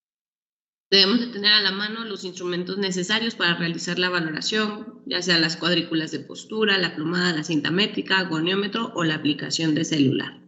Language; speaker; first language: Spanish; native; Spanish